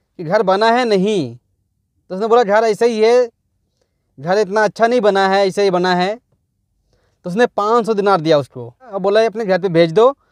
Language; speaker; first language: Hindi; native; Hindi